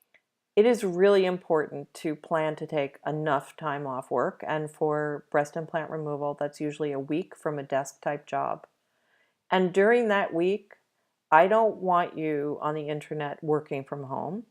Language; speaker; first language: English; native; English